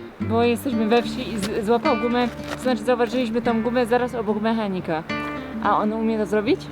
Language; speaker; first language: Polish; native; Polish